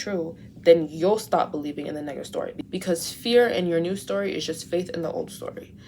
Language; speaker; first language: English; native; English